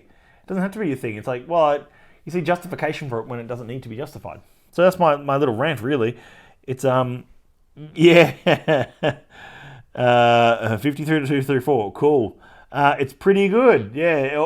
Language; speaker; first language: English; native; English